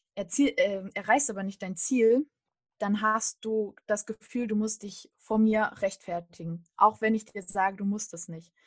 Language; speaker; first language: German; native; German